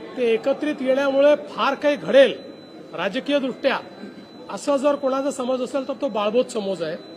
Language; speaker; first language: Marathi; native; Marathi